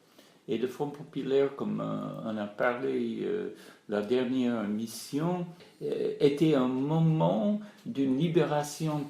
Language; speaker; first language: French; non-native, fluent; English